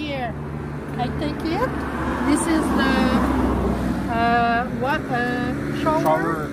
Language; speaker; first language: English; non-native, learner; French